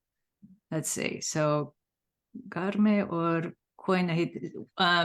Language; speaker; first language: Hindi; non-native, learner; English